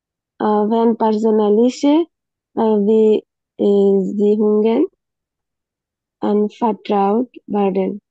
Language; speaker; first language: German; non-native, learner; Bangla